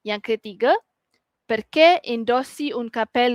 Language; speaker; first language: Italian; non-native, fluent; Malay